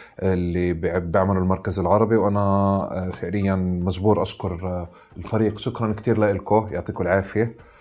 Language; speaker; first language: Arabic; native; Arabic